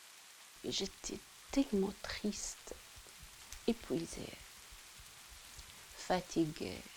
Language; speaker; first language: French; non-native, fluent; Arabic